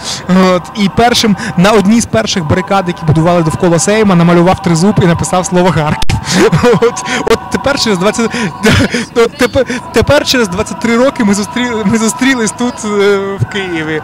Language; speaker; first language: Ukrainian; native; Ukrainian